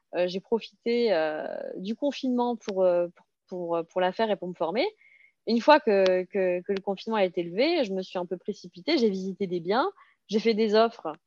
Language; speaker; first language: French; early bilingual, other home language; Serbian